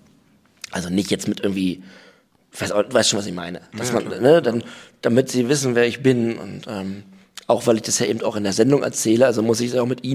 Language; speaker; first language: German; native; German